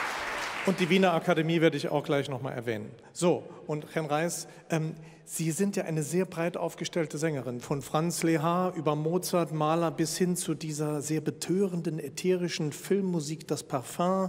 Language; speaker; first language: German; native; German